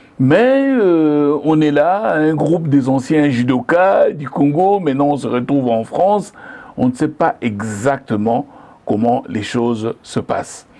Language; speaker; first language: French; non-native, local second language; Lingala